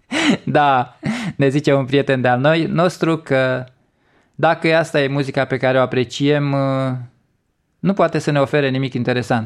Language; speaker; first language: Romanian; native; Romanian